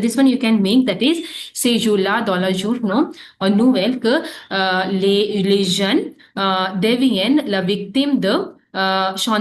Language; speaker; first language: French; non-native, fluent; Hindi